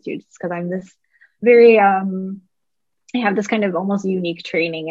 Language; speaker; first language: English; native; English